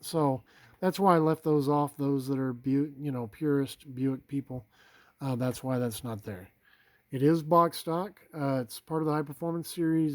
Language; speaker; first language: English; native; English